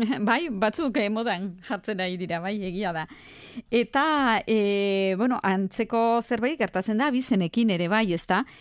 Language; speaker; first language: Basque; native; Basque